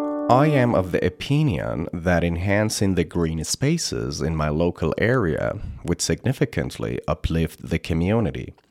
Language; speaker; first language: English; non-native, fluent; Persian